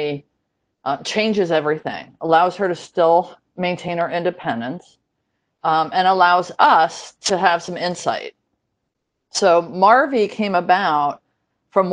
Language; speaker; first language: English; native; English